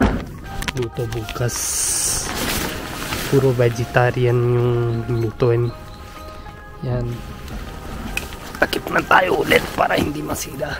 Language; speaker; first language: Filipino; non-native, learner; Punjabi